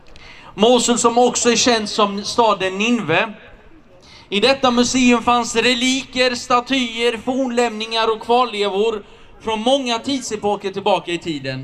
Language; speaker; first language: Swedish; early bilingual, other home language; Assyrian Neo-Aramaic